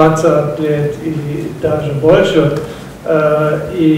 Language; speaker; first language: Russian; non-native, learner; German